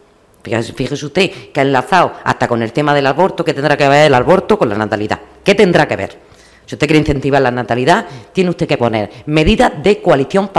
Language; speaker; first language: Spanish; native; Spanish